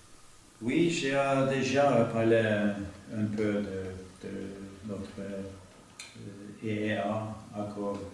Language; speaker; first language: French; non-native, learner; Norwegian